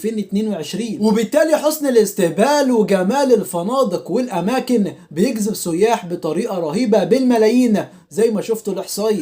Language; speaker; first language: Arabic; native; Arabic